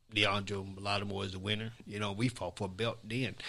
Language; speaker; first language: English; native; English